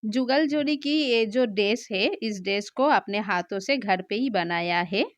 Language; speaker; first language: Hindi; non-native, local second language; Bangla